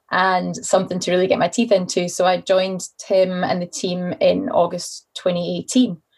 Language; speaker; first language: English; native; English